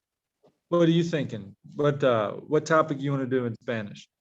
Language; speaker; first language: English; native; English